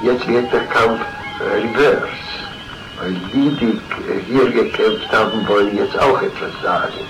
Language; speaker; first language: German; non-native, fluent; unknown